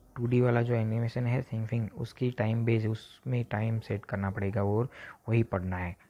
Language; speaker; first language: Hindi; non-native, local second language; Gujarati